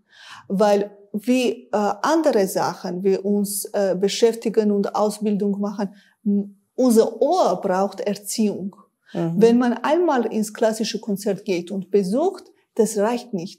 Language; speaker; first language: German; non-native, fluent; Armenian